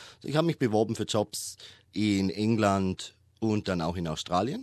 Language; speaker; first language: German; native; German